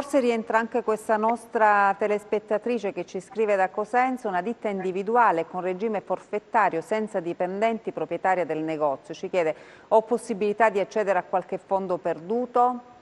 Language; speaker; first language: Italian; native; Italian